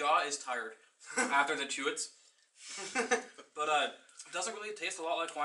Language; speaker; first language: English; native; English